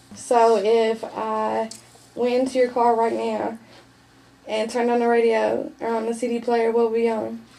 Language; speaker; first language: English; native; English